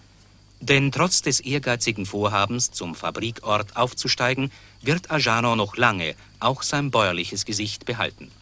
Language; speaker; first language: German; native; German